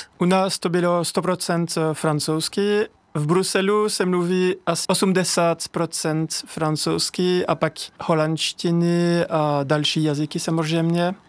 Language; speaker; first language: Czech; non-native, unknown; French